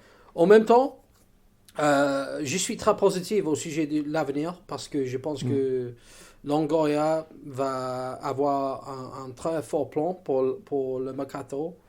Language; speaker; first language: French; non-native, fluent; English